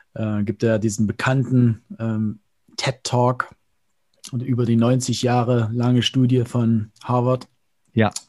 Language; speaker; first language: German; native; German